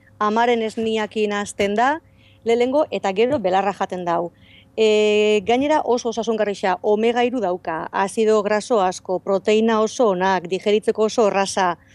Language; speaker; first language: Basque; native; Basque